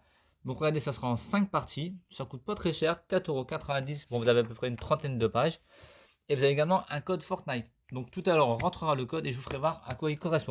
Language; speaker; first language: French; native; French